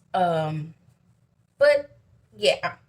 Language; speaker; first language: English; native; English